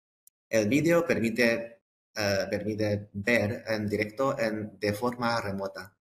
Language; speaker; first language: Spanish; non-native, fluent; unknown